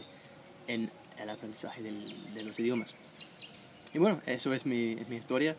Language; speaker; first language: Spanish; non-native, fluent; English